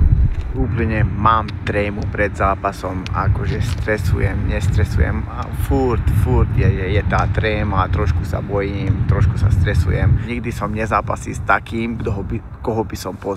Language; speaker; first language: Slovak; non-native, fluent; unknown